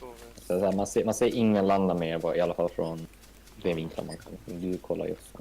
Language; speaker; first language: Swedish; native; Swedish